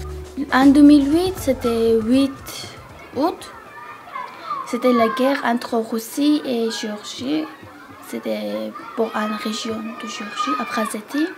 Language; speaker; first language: French; non-native, learner; Georgian